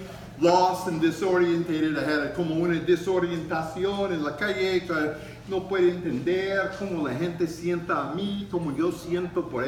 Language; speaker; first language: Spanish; non-native, learner; English